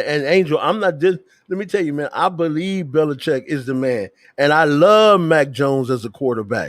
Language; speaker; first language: English; native; English